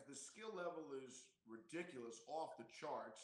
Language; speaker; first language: English; native; English